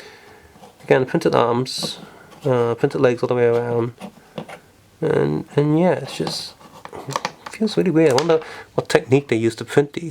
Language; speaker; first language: English; native; English